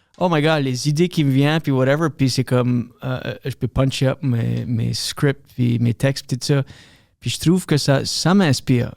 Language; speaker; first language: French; native; French